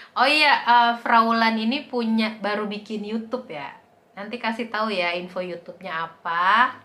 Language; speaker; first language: Indonesian; native; Indonesian